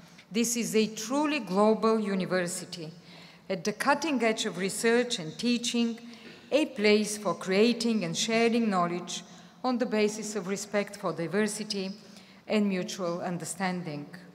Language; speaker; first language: English; non-native, fluent; Bulgarian